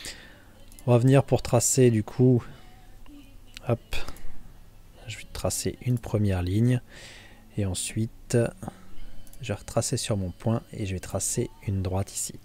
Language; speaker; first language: French; native; French